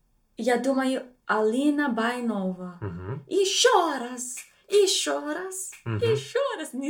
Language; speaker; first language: Russian; non-native, learner; English